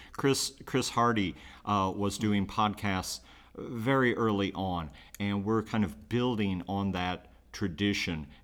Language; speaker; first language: English; native; English